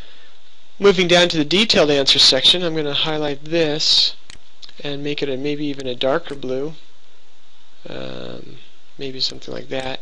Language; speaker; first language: English; native; English